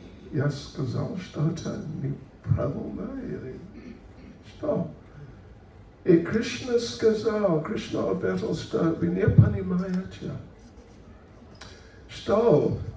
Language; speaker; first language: Russian; non-native, learner; English